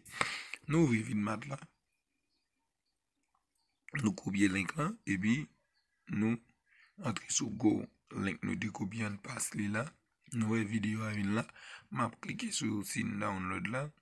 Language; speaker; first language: French; non-native, learner; Haitian Creole